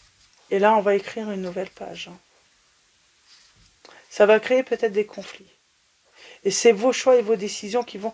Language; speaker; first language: French; native; French